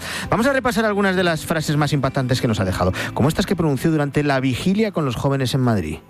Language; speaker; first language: Spanish; native; Spanish